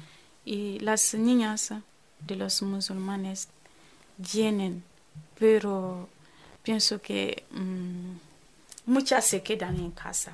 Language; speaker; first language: Spanish; non-native, fluent; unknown